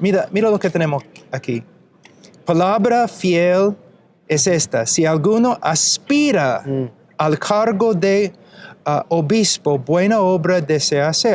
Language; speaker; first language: Spanish; non-native, fluent; English